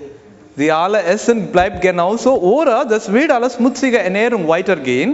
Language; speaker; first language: German; non-native, learner; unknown